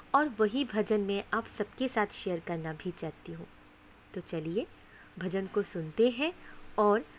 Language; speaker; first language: Hindi; non-native, local second language; Bangla